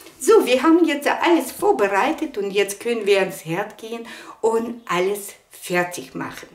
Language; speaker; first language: German; non-native, fluent; Russian